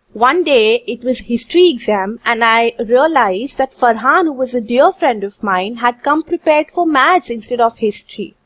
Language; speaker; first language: English; non-native, local second language; Hindi